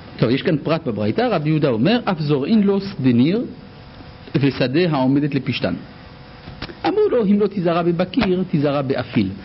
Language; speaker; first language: Hebrew; native; Hebrew